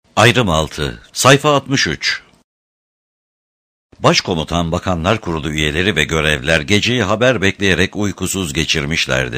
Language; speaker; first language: Turkish; native; Turkish